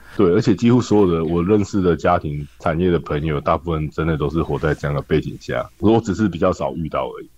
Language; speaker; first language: Chinese; native; Chinese